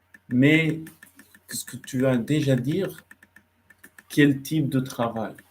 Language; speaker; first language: French; non-native, learner; Arabic